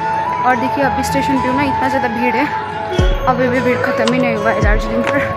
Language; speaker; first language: Hindi; non-native, local second language; Nepali